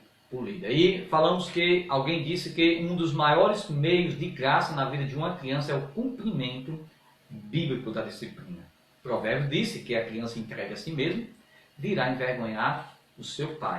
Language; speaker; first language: Portuguese; native; Portuguese